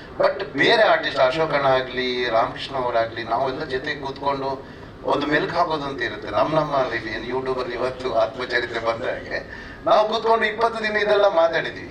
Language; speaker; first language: Kannada; native; Kannada